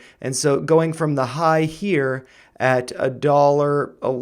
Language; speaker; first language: English; native; English